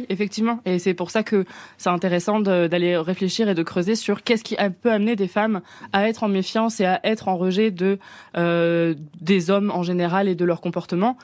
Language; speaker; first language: French; native; French